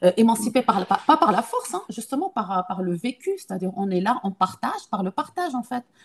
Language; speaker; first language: French; non-native, local second language; Arabic